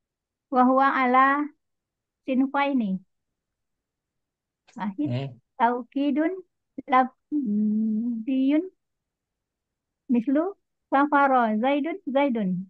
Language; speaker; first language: Arabic; non-native, learner; Indonesian